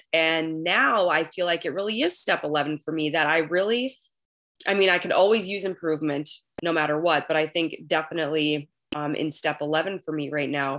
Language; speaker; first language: English; native; English